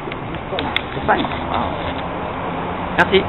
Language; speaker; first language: French; non-native, learner; Russian